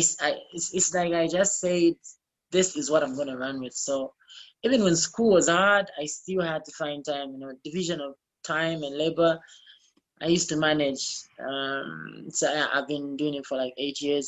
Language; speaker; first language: English; non-native, local second language; Bemba